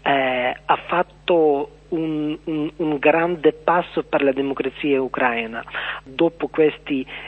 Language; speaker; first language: Italian; non-native, learner; Ukrainian